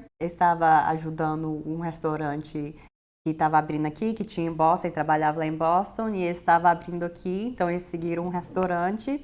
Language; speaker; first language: Portuguese; early bilingual, heritage; Portuguese